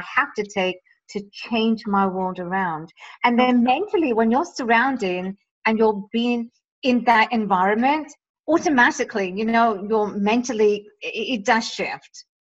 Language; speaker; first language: English; native; English